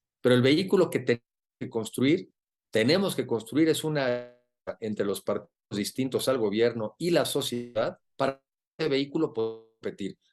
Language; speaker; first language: Spanish; native; Spanish